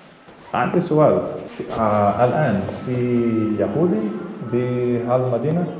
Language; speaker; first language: Arabic; non-native, learner; English